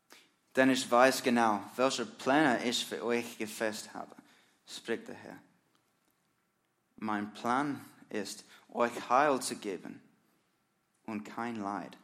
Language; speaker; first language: German; non-native, learner; English